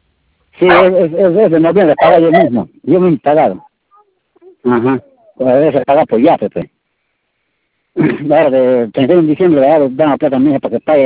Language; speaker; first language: Spanish; native; Spanish